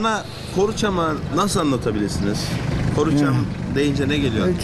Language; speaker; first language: Turkish; native; Turkish